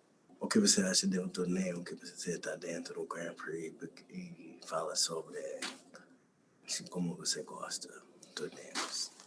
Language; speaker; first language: Portuguese; non-native, learner; English